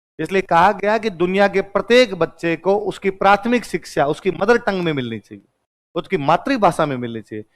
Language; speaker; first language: Hindi; non-native, local second language; Marwari